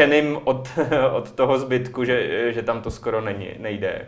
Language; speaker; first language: Czech; native; Czech